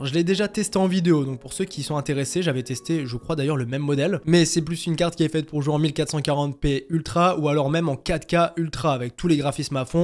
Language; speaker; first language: French; native; French